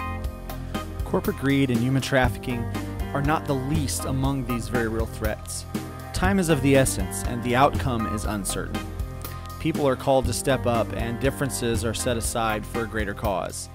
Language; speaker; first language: English; native; English